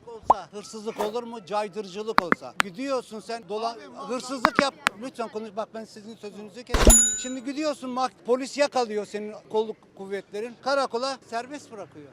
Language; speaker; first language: Turkish; early bilingual, heritage; Turkish